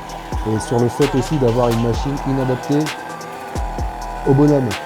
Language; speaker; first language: French; native; French